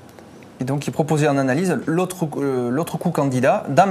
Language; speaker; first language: French; native; French